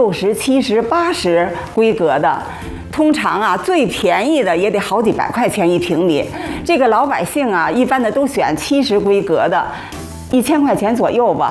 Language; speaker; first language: Chinese; native; Chinese